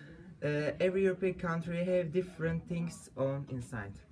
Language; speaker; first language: English; non-native, learner; Turkish